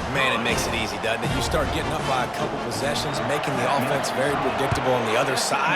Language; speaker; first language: English; native; English